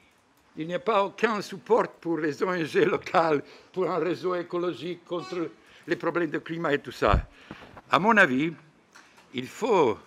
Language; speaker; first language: French; non-native, fluent; Bosnian